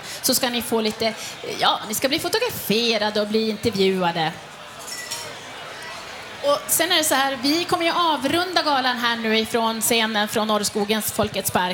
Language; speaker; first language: Swedish; native; Swedish